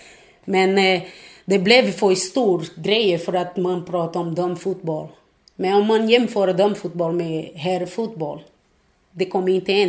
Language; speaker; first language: Swedish; non-native, fluent; Portuguese